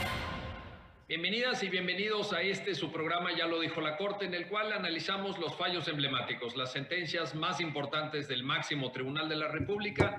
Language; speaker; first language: Spanish; native; Spanish